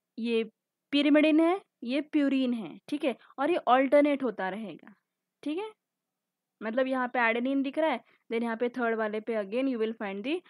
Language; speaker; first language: Hindi; native; Hindi